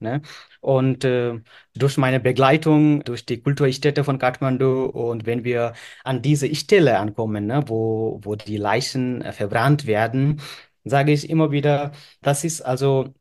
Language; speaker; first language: German; non-native, fluent; Nepali